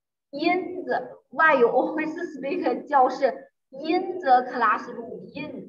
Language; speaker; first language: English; non-native, learner; Chinese